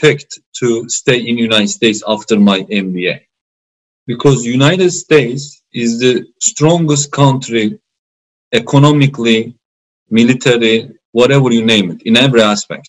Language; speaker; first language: English; non-native, fluent; Turkish